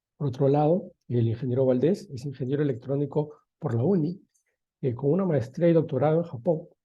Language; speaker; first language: Spanish; native; Spanish